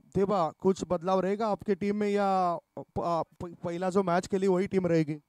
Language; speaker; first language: Hindi; non-native, local second language; Marathi